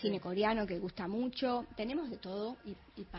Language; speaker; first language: Spanish; native; Spanish